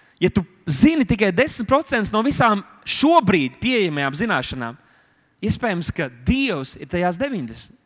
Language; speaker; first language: Latvian; native; Latvian